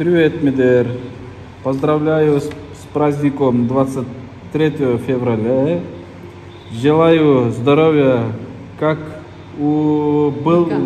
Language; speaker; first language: Russian; non-native, local second language; Kyrgyz